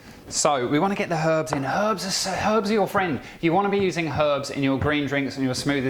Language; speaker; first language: English; native; English